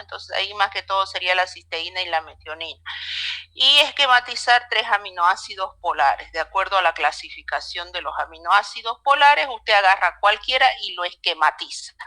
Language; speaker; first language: Spanish; native; Spanish